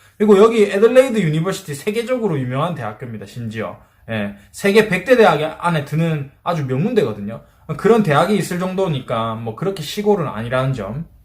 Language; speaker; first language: Korean; native; Korean